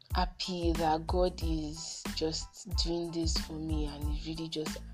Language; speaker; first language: English; non-native, local second language; Yoruba